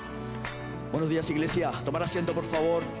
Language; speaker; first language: Spanish; native; Spanish